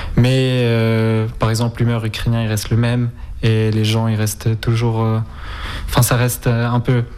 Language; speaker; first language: French; non-native, fluent; Spanish